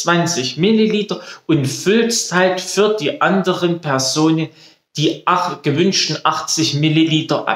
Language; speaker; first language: German; native; German